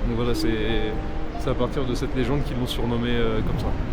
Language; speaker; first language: French; native; French